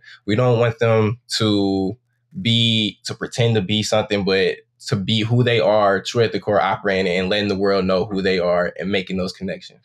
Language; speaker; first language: English; native; English